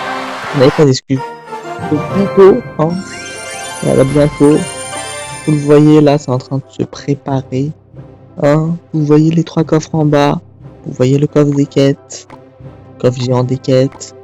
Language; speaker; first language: French; native; French